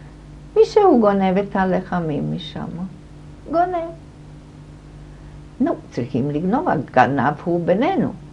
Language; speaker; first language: Hebrew; non-native, fluent; German